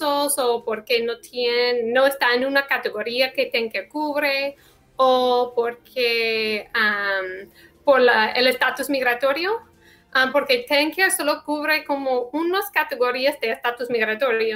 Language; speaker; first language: Spanish; non-native, fluent; English